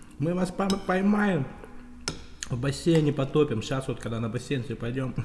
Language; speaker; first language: Russian; native; Russian